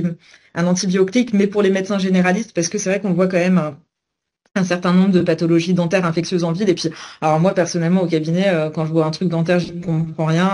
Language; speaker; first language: French; native; French